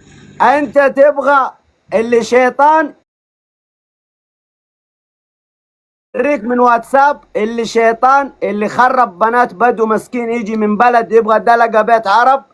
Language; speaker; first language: Arabic; non-native, learner; Oromo